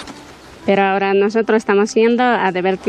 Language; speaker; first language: Spanish; native; Spanish